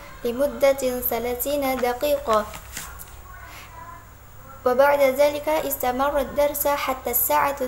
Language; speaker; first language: Arabic; non-native, learner; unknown